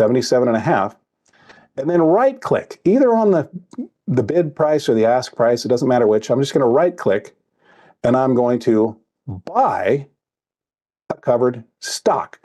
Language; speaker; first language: English; native; English